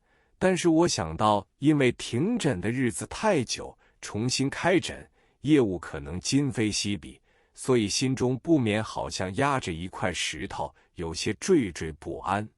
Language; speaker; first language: Chinese; native; Chinese